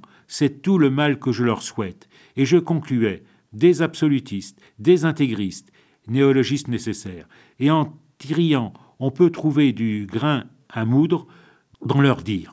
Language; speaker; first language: French; native; French